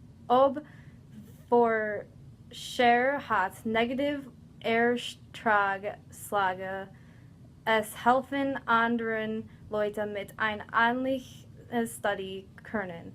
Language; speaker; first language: German; non-native, learner; English